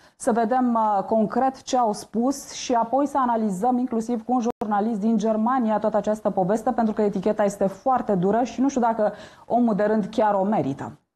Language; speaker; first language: Romanian; native; Romanian